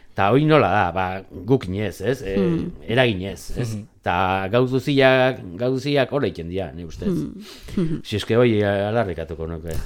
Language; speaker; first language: Basque; non-native, local second language; Spanish